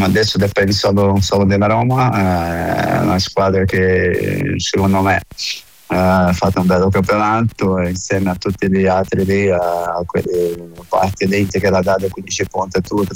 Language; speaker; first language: Italian; non-native, fluent; Portuguese